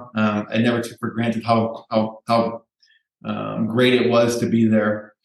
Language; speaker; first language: English; native; English